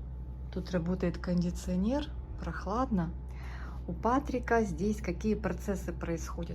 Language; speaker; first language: Russian; native; Russian